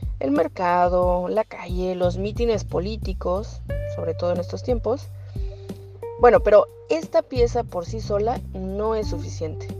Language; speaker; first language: Spanish; native; Spanish